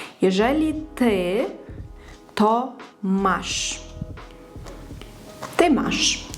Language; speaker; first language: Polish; non-native, fluent; Ukrainian